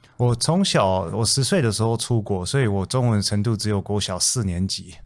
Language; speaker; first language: Chinese; native; Chinese